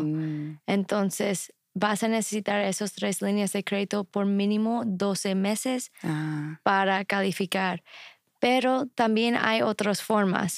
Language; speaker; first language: Spanish; non-native, fluent; English